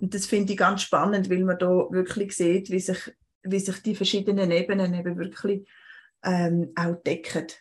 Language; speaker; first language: German; native; German